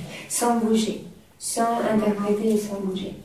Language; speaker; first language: French; native; French